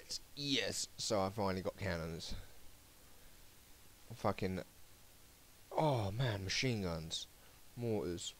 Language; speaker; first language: English; native; English